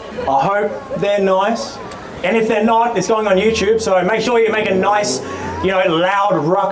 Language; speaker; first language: English; native; English